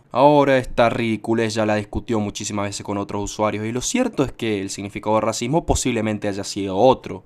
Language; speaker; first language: Spanish; native; Spanish